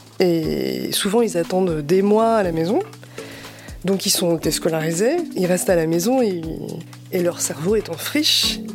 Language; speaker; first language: French; native; French